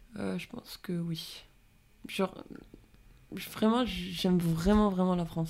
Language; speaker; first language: French; non-native, local second language; Arabic